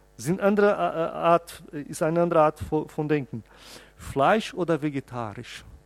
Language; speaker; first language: German; non-native, fluent; Portuguese